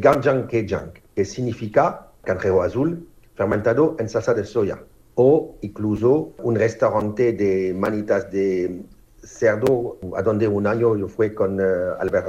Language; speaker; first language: Spanish; non-native, learner; French